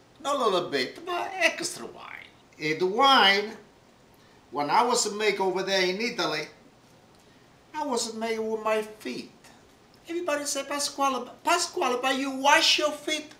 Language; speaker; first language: English; non-native, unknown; Italian